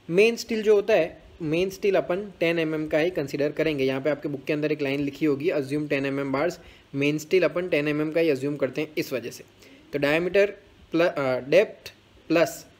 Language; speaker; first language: Hindi; non-native, local second language; Gujarati